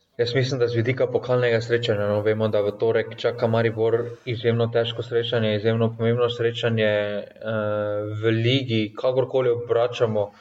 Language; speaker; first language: Slovenian; native; Slovenian